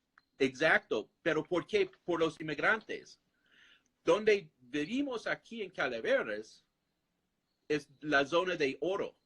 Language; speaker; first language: Spanish; non-native, fluent; English